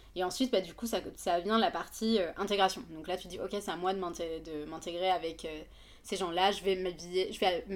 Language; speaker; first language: French; non-native, fluent; Arabic